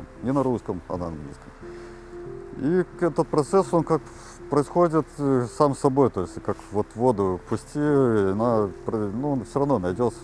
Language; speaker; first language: Russian; native; Russian